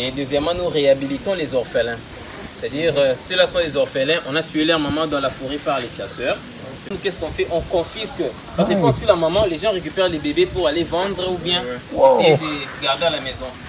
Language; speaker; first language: French; non-native, local second language; Lingala